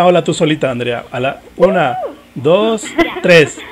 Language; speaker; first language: Spanish; native; Spanish